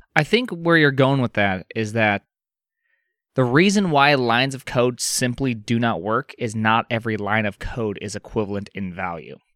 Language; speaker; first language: English; native; English